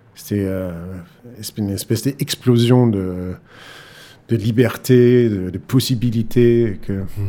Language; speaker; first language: French; non-native, fluent; Danish